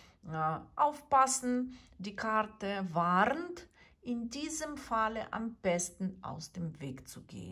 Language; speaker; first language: German; non-native, fluent; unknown